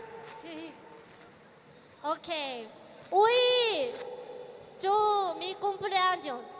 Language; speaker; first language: Spanish; non-native, learner; Korean